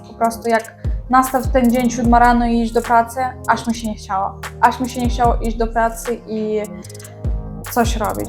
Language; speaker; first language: Polish; non-native, learner; Ukrainian